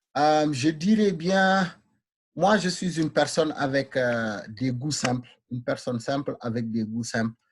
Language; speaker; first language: French; non-native, local second language; Wolof